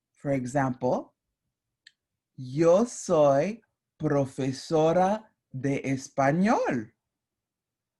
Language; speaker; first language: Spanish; non-native, fluent; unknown